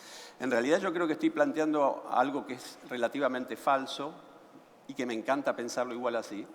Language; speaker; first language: Spanish; native; Spanish